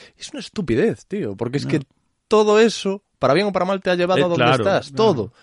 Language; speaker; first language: Spanish; native; Spanish